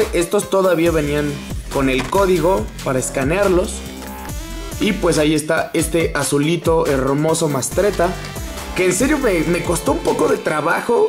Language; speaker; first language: Spanish; native; Spanish